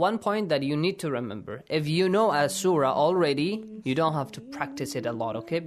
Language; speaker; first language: English; non-native, fluent; Persian